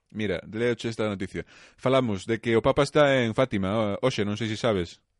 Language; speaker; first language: Galician; native; Galician